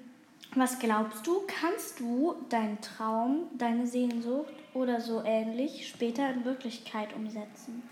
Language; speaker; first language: German; native; German